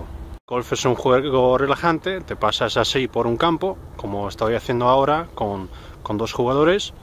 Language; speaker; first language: Spanish; non-native, fluent; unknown